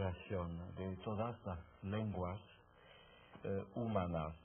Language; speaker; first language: Spanish; non-native, fluent; French